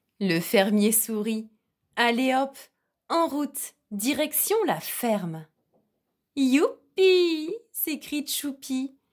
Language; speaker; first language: French; native; French